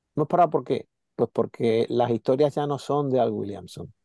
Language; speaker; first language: Spanish; native; Spanish